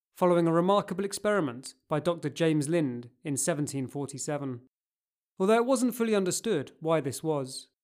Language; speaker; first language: English; native; English